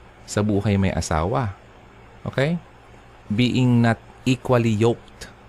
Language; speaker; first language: English; non-native, local second language; Filipino